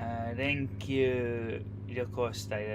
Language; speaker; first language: Japanese; non-native, learner; English